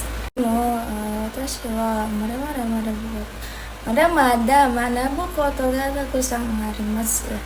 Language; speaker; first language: Japanese; non-native, learner; Indonesian